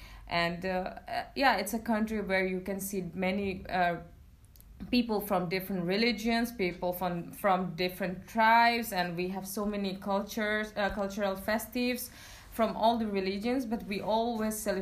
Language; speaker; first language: English; non-native, local second language; Bangla